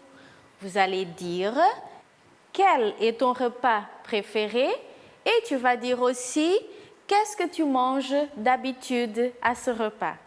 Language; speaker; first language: French; non-native, fluent; Portuguese